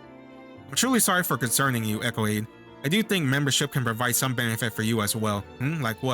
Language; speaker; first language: English; native; English